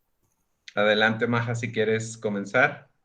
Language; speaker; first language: Spanish; native; Spanish